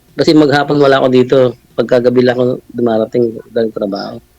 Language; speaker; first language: Filipino; native; Filipino